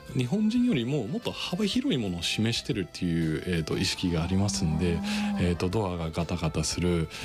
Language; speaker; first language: Japanese; non-native, fluent; English